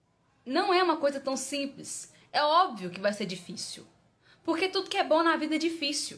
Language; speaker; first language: Portuguese; native; Portuguese